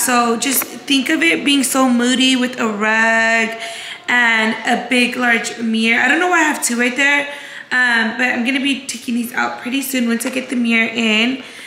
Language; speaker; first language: English; early bilingual, other home language; Spanish